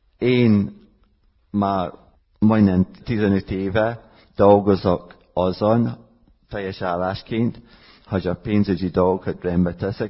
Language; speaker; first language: Hungarian; non-native, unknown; English